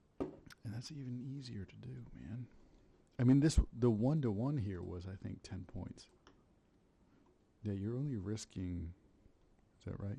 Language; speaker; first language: English; native; English